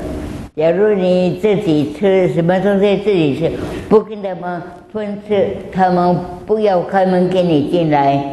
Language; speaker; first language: Chinese; non-native, local second language; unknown